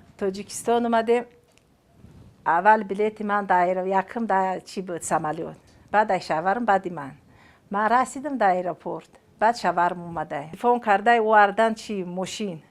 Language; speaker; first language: Tajik; non-native, fluent; Romanian